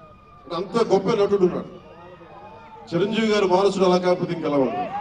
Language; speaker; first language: Telugu; native; Telugu